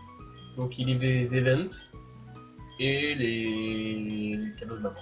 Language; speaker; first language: French; native; French